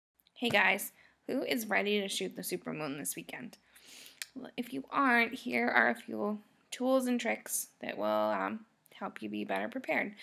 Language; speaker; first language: English; native; English